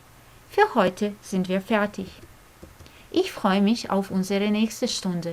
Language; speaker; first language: German; non-native, fluent; Croatian